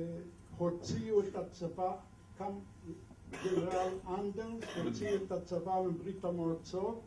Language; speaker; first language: Hebrew; non-native, fluent; Polish